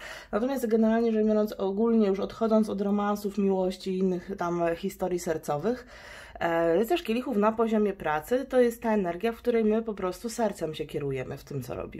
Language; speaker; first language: Polish; native; Polish